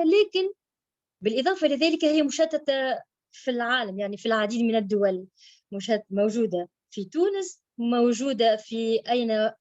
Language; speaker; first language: Arabic; native; Arabic